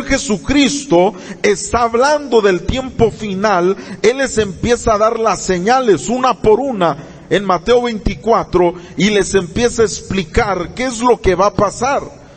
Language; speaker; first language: Spanish; native; Spanish